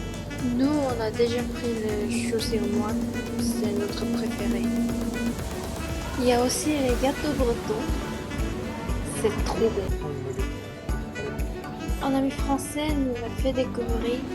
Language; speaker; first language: French; non-native, fluent; Korean